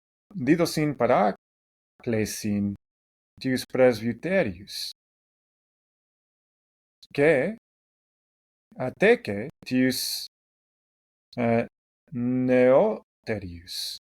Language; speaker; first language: Greek; non-native, fluent; English